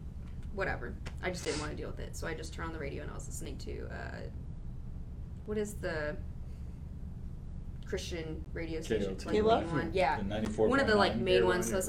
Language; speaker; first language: English; native; English